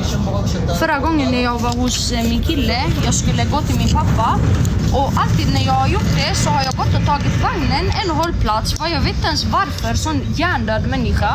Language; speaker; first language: Swedish; early bilingual, other home language; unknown